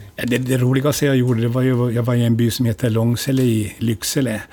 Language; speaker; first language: Swedish; native; Swedish